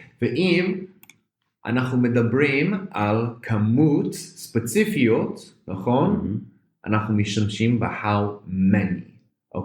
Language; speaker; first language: Hebrew; non-native, fluent; English